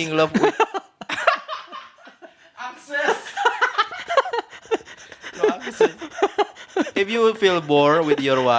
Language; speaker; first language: English; non-native, learner; Indonesian